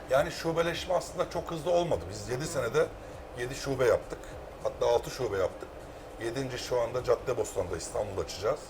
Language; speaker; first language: Turkish; native; Turkish